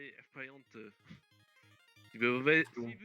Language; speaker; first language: French; non-native, learner; English